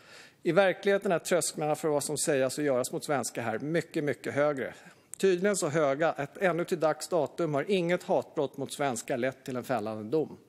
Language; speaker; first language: Swedish; native; Swedish